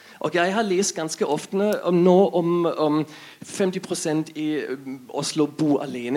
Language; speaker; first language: Norwegian; non-native, learner; German